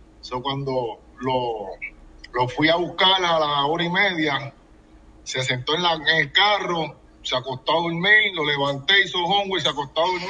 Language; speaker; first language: Spanish; early bilingual, heritage; English